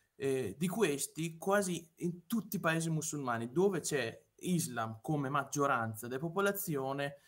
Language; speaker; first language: Italian; non-native, fluent; Persian